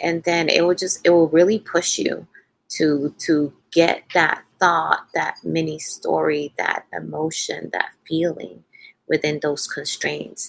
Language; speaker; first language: English; non-native, fluent; Spanish